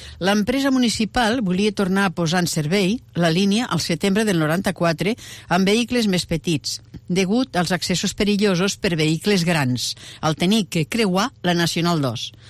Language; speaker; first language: Catalan; native; Catalan